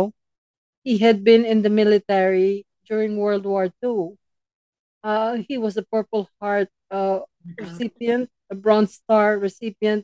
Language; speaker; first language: English; non-native, local second language; Filipino